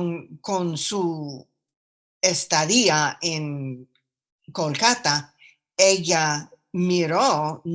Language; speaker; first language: Spanish; non-native, fluent; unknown